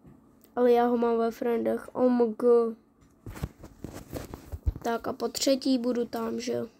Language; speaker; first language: Czech; early bilingual, other home language; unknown